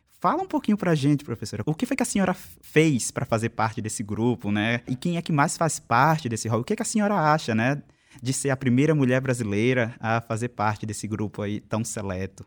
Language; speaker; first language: Portuguese; native; Portuguese